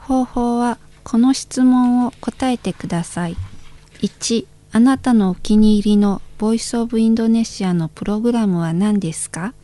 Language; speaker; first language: Japanese; non-native, fluent; Indonesian